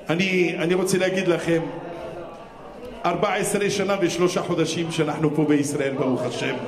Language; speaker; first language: Hebrew; non-native, fluent; French